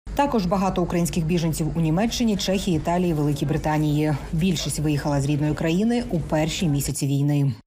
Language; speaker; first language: Ukrainian; native; Ukrainian